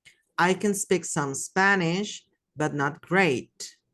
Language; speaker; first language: English; non-native, fluent; Spanish